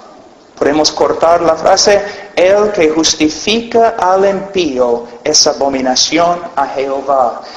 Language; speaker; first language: Spanish; non-native, fluent; English